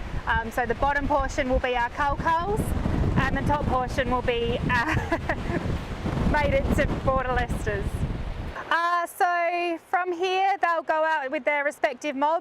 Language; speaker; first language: English; native; English